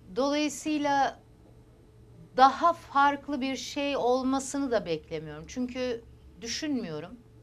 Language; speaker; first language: Turkish; early bilingual, heritage; Turkish